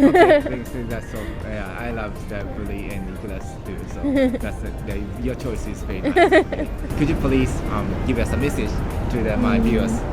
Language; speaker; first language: English; non-native, learner; Japanese